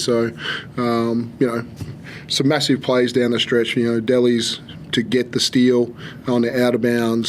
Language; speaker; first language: English; native; English